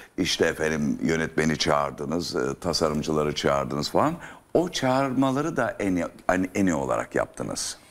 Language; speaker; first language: Turkish; native; Turkish